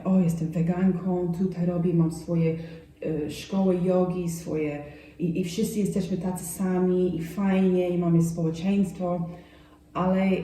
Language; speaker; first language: Polish; non-native, fluent; English